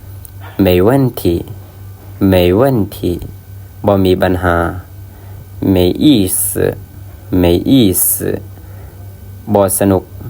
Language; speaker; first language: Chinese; non-native, fluent; Lao